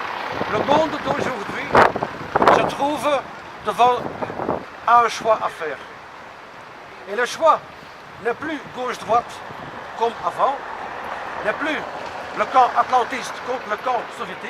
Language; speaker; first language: French; non-native, local second language; Dutch